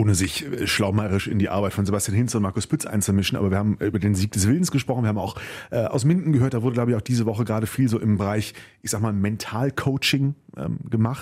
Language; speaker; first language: German; native; German